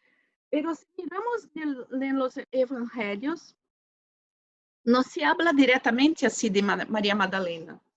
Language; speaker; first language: Spanish; non-native, fluent; Portuguese